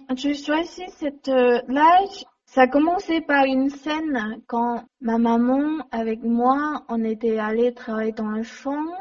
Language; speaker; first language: French; non-native, learner; Chinese